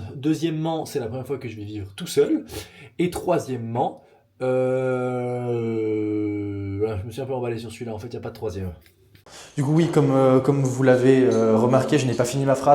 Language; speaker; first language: French; native; French